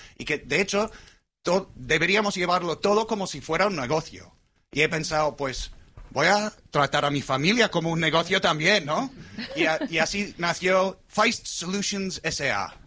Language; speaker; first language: Spanish; non-native, fluent; English